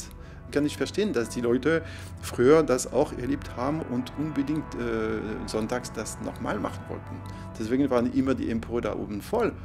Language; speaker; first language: German; non-native, fluent; French